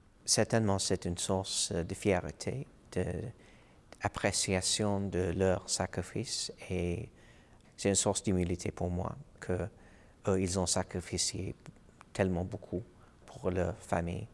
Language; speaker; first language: French; non-native, fluent; English